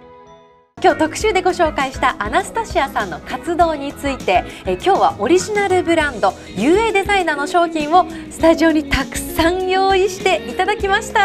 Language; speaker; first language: Japanese; native; Japanese